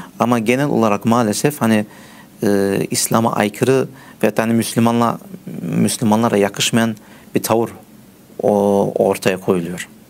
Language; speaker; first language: Turkish; early bilingual, heritage; Turkish